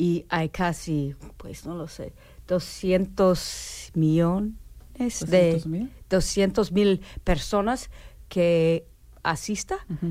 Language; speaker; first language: Spanish; non-native, learner; English